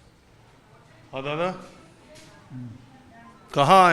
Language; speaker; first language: Hindi; native; Hindi